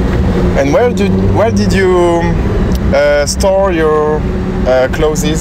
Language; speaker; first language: English; non-native, learner; French